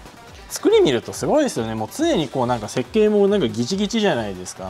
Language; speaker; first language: Japanese; native; Japanese